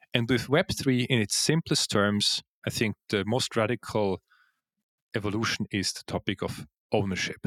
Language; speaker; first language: English; non-native, fluent; Swiss German